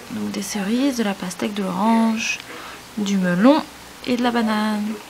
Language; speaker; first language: French; native; French